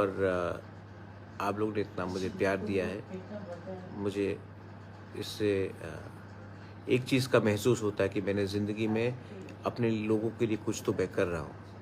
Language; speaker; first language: Hindi; non-native, local second language; Kok Borok